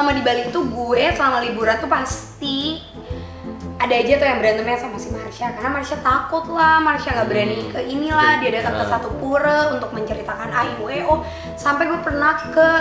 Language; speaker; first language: Indonesian; native; Indonesian